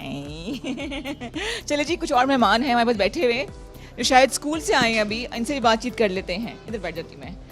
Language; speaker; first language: Urdu; non-native, local second language; Punjabi